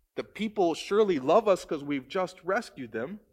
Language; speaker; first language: English; native; English